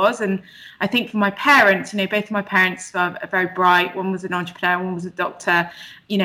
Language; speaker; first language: English; native; English